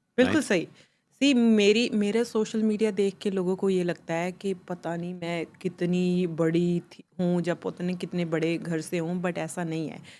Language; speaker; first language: Hindi; non-native, local second language; Punjabi